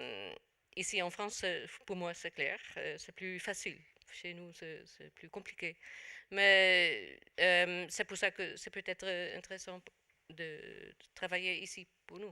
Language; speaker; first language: French; non-native, fluent; Dutch